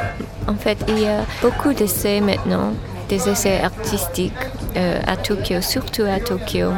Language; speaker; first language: French; non-native, fluent; English